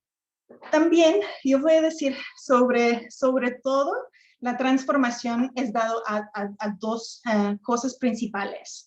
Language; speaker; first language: Spanish; non-native, fluent; English